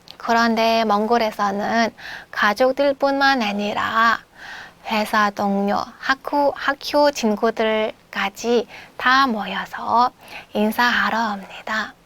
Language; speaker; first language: Korean; non-native, fluent; Mongolian